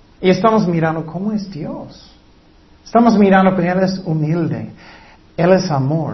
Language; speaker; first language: Spanish; non-native, fluent; English